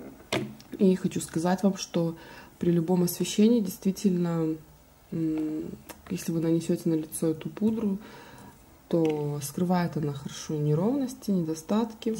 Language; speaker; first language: Russian; native; Russian